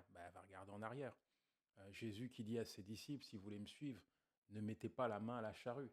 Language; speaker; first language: French; native; French